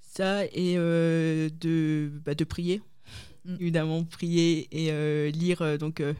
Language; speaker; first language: French; native; French